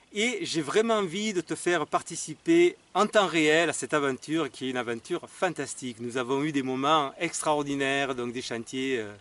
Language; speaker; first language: French; native; French